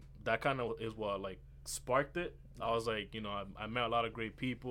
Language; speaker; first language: English; native; English